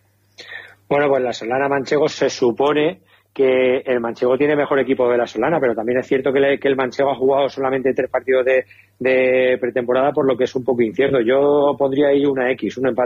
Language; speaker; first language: Spanish; native; Spanish